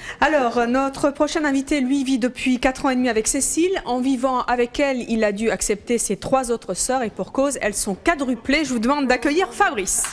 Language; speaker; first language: French; native; French